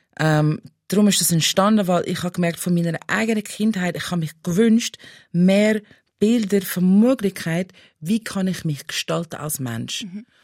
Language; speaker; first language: German; non-native, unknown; English